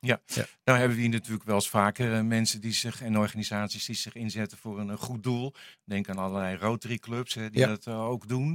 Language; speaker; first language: Dutch; native; Dutch